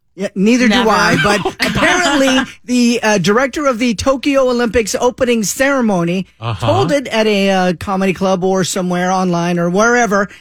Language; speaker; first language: English; native; English